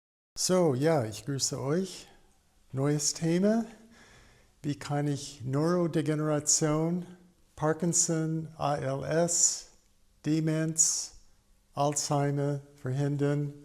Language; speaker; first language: German; non-native, fluent; English